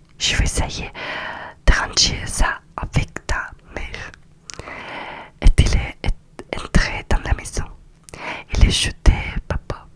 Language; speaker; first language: French; non-native, learner; Russian